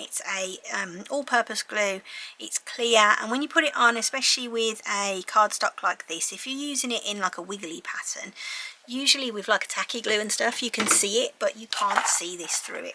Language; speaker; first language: English; native; English